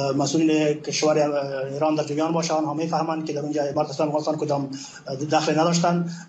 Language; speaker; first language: Persian; non-native, local second language; Pashto